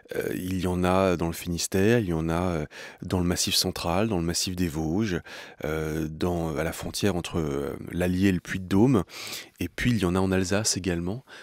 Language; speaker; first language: French; native; French